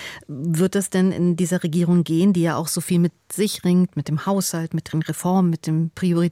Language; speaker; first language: German; native; German